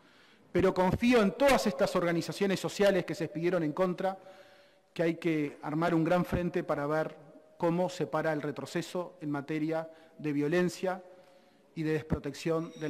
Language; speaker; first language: Spanish; native; Spanish